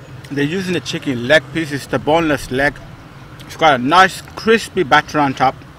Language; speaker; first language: English; early bilingual, other home language; Hindi